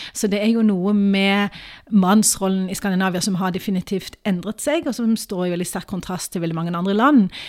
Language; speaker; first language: Norwegian; early bilingual, other home language; Urdu